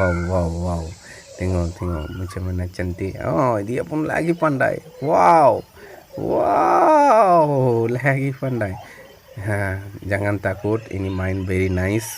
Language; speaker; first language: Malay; non-native, learner; Bangla